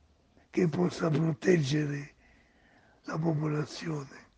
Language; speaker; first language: Italian; non-native, fluent; Spanish